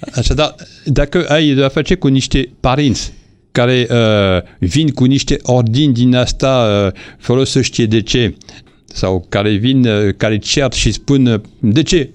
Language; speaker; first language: Romanian; non-native, fluent; French